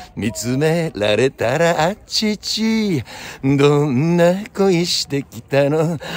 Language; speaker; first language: Japanese; native; Japanese